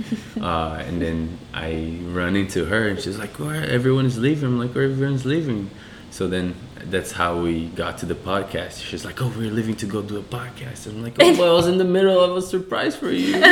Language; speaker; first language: English; non-native, fluent; Portuguese